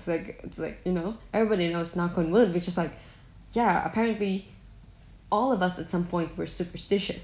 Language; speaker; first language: English; non-native, local second language; Cebuano